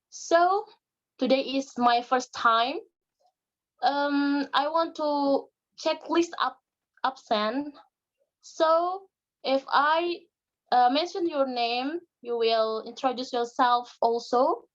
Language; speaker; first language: English; non-native, learner; Indonesian